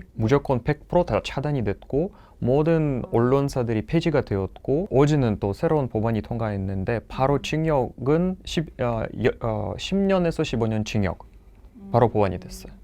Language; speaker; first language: Korean; non-native, fluent; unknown